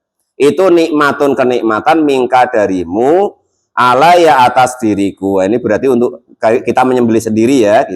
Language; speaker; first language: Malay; non-native, local second language; Javanese